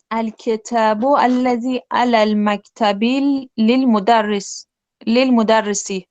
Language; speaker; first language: Arabic; non-native, learner; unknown